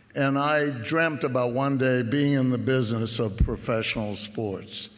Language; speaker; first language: English; native; English